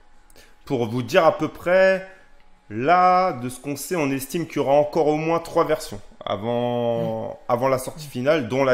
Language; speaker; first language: French; native; French